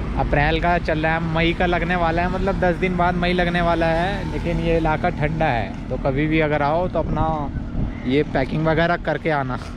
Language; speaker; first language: Hindi; native; Hindi